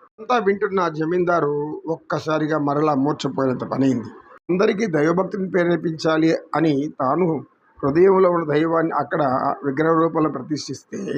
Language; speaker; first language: Telugu; native; Telugu